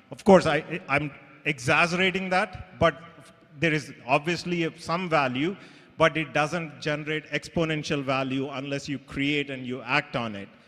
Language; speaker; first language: English; non-native, local second language; Telugu